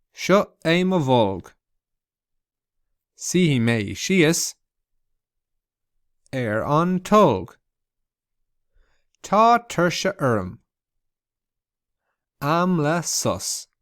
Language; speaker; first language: Irish; non-native, local second language; English